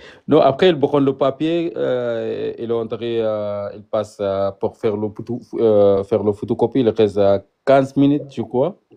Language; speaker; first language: French; non-native, learner; Arabic